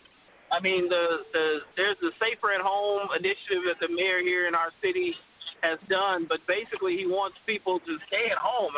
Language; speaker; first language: English; native; English